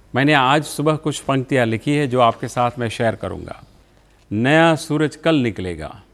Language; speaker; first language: Hindi; non-native, local second language; Gujarati